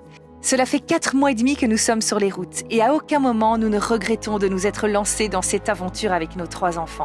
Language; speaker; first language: French; native; French